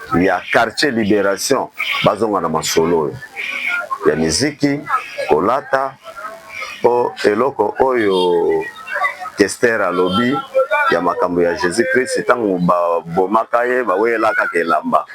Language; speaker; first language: Lingala; native; Lingala